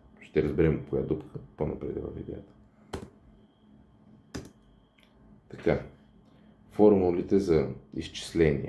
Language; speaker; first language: Bulgarian; native; Bulgarian